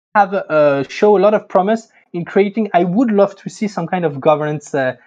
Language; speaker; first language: English; non-native, fluent; French